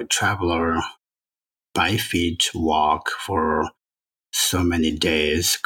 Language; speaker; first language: English; non-native, learner; Chinese